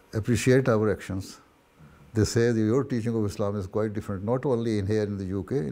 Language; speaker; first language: English; non-native, local second language; Urdu